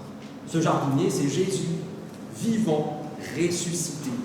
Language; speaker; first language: French; native; French